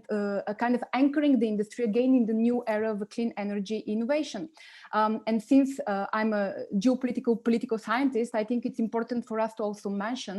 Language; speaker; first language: English; non-native, fluent; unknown